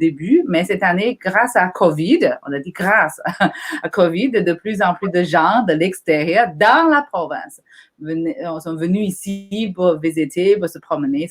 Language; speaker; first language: French; non-native, fluent; Chinese